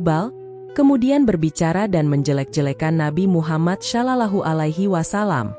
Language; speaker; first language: Indonesian; native; Indonesian